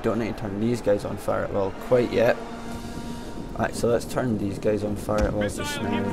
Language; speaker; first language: English; native; English